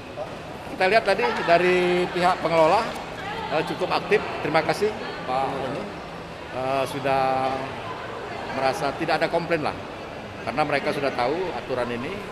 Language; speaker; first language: Indonesian; native; Indonesian